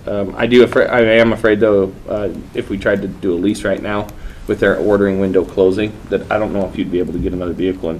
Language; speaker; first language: English; native; English